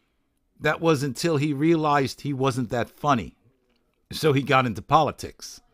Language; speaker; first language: English; native; English